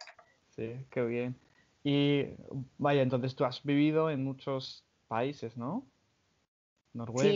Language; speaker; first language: Spanish; non-native, fluent; English